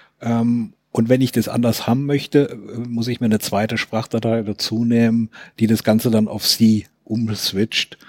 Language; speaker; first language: German; native; German